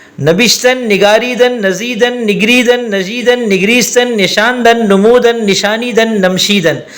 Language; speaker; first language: Urdu; native; Urdu